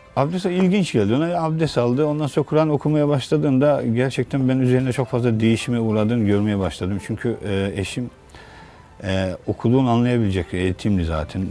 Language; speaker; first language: Turkish; native; Turkish